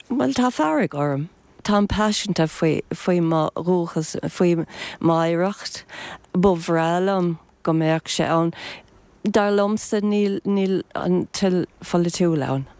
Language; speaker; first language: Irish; non-native, local second language; English